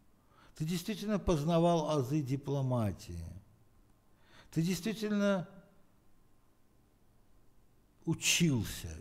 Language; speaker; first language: Russian; non-native, fluent; Armenian